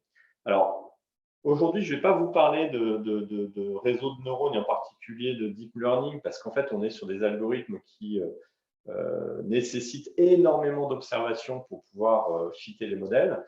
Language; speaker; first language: French; native; French